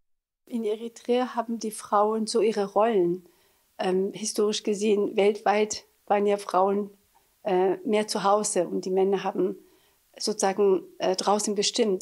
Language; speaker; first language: German; early bilingual, other home language; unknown